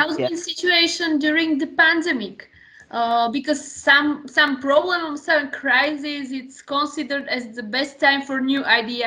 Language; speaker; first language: English; non-native, fluent; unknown